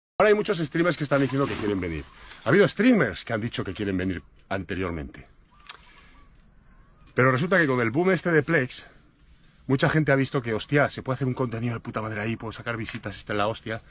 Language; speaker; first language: Spanish; native; Spanish